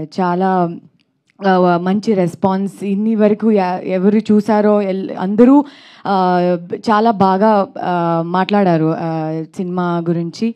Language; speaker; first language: Telugu; non-native, local second language; Kannada